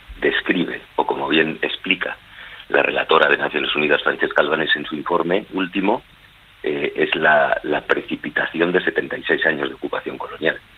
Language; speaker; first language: Spanish; native; Spanish